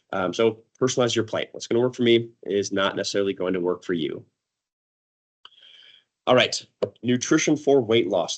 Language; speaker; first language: English; native; English